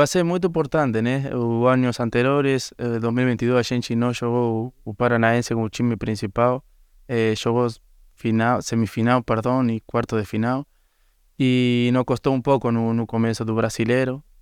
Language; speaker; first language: Portuguese; non-native, learner; Spanish